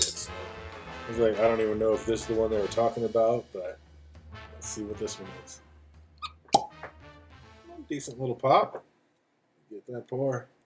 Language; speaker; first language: English; native; English